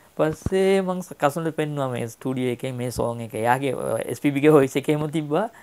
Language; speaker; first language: Sinhala; non-native, local second language; Tamil